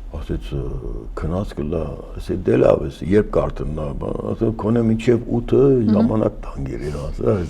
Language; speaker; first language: Armenian; early bilingual, heritage; Armenian